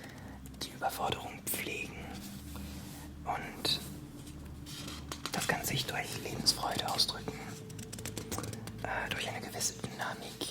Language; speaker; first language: German; non-native, fluent; French